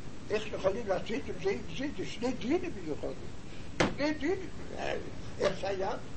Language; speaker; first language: Hebrew; non-native, fluent; Yiddish